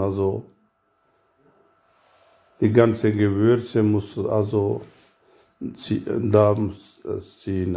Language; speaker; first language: German; non-native, learner; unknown